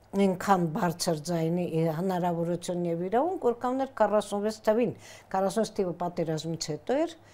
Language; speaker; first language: Armenian; native; Armenian